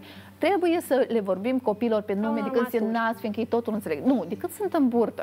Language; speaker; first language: Romanian; native; Romanian